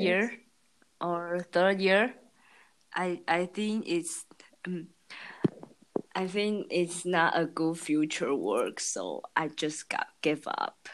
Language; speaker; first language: English; non-native, learner; Chinese